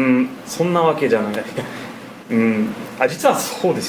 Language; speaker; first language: Japanese; non-native, fluent; English